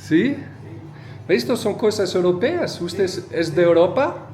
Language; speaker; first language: Spanish; non-native, learner; Portuguese